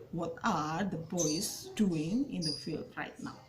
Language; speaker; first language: English; non-native, fluent; Indonesian